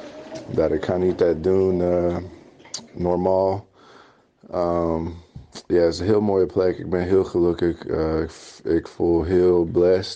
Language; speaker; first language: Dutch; non-native, learner; English